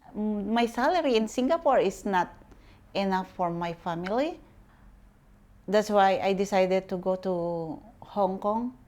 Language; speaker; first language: English; non-native, local second language; Filipino